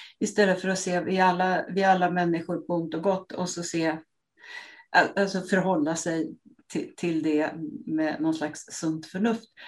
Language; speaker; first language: Swedish; native; Swedish